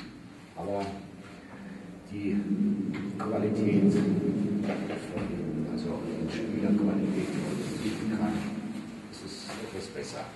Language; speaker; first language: German; non-native, fluent; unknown